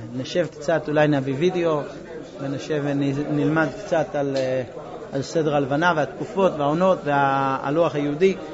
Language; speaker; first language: Hebrew; non-native, fluent; English